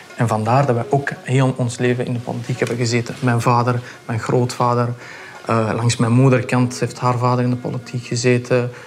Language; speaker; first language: Dutch; early bilingual, other home language; Pashto